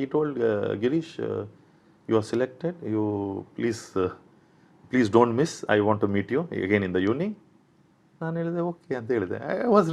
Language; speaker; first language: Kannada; non-native, local second language; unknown